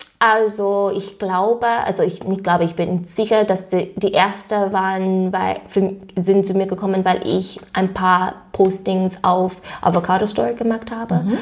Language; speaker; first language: German; non-native, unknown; English